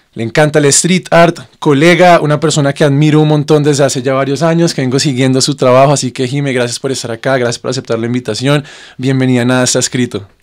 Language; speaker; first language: Spanish; native; Spanish